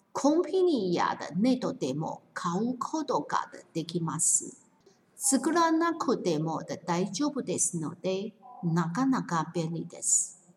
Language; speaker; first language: Japanese; non-native, fluent; Chinese